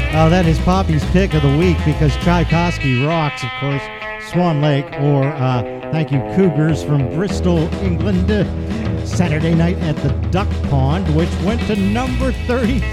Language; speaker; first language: English; native; English